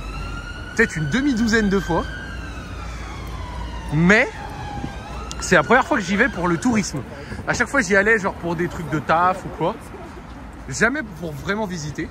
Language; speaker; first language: French; native; French